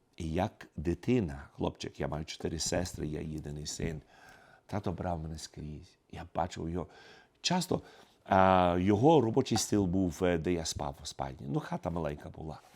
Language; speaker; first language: Ukrainian; early bilingual, heritage; Ukrainian